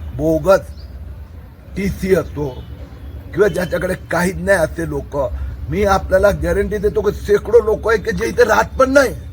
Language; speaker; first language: Marathi; non-native, local second language; Gujarati